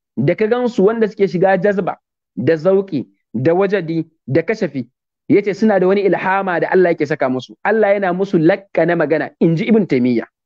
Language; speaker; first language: Hausa; native; Hausa